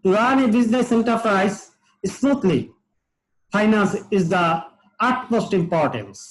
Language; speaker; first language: English; non-native, local second language; Bangla